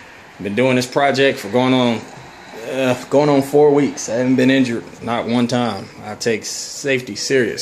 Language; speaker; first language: English; native; English